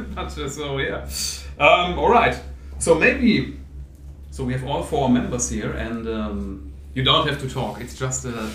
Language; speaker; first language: English; non-native, fluent; German